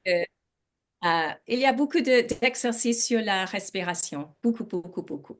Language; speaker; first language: French; non-native, learner; English